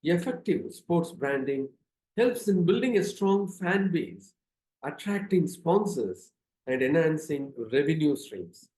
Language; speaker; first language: English; non-native, local second language; Tamil